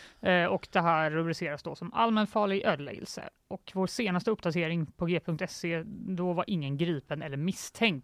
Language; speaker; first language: Swedish; native; Swedish